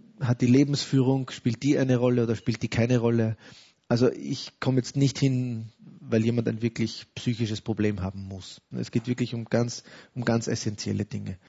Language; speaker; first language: German; native; German